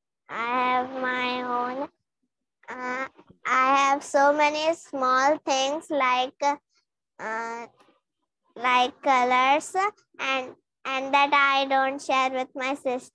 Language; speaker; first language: English; non-native, learner; Hindi